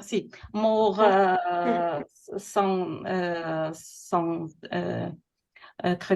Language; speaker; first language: French; non-native, fluent; Russian